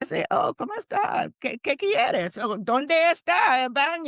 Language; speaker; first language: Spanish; non-native, learner; English